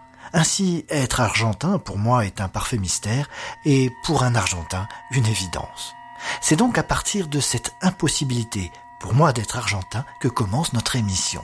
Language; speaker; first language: French; native; French